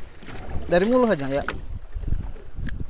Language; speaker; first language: Malay; native; Malay